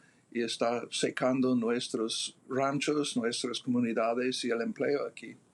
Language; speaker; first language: Spanish; non-native, fluent; English